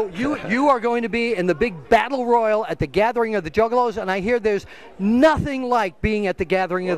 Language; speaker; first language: English; native; English